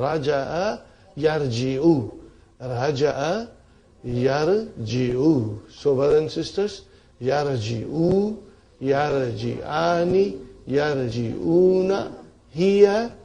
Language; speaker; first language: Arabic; non-native, fluent; Urdu